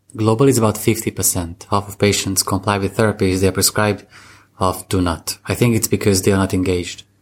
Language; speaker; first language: English; non-native, fluent; Hungarian